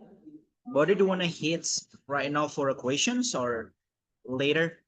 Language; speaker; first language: English; non-native, fluent; Indonesian